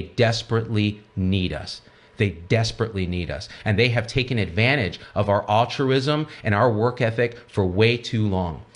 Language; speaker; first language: English; native; English